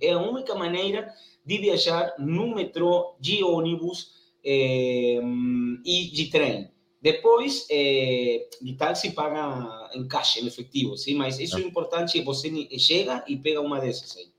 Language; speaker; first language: Portuguese; non-native, learner; Spanish